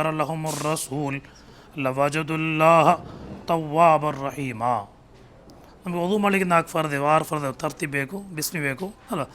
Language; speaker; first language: Kannada; non-native, local second language; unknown